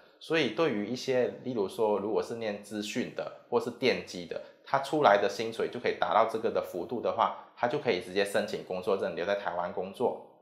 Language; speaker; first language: Chinese; native; Chinese